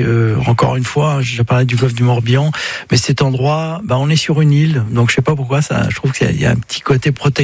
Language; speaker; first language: French; native; French